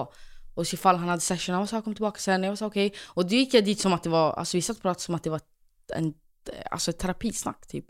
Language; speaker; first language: Swedish; native; Swedish